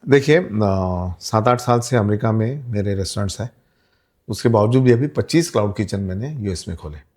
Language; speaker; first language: Hindi; non-native, local second language; Marathi